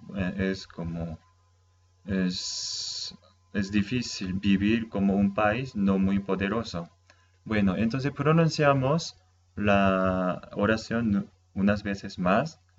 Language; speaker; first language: Spanish; non-native, fluent; Korean